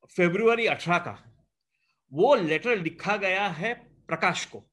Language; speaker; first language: Hindi; non-native, local second language; Gujarati